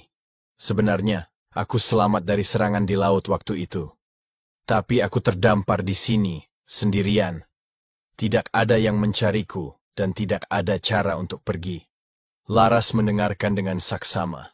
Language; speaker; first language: Indonesian; native; Indonesian